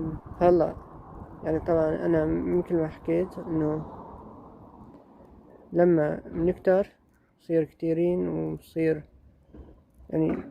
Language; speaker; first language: Arabic; native; Arabic